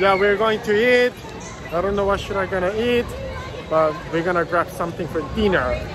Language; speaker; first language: English; non-native, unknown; Korean